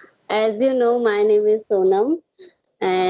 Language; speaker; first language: English; non-native, learner; Hindi